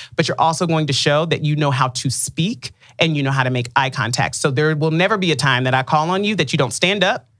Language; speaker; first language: English; early bilingual, other home language; Akan